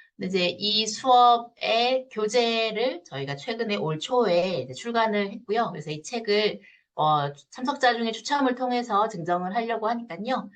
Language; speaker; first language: Korean; native; Korean